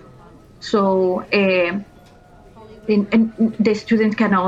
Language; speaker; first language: English; non-native, learner; Spanish